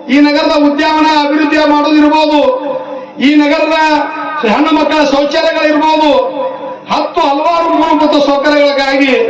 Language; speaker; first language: Kannada; native; Kannada